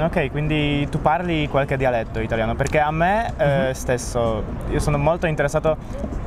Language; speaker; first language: Italian; non-native, learner; Polish